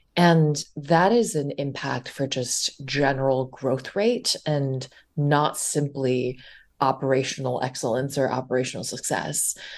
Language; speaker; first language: English; early bilingual, other home language; Chinese